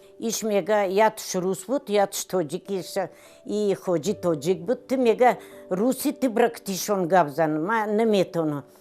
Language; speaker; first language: Tajik; non-native, fluent; Russian